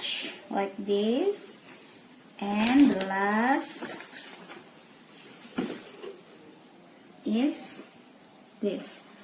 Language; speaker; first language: English; non-native, learner; Indonesian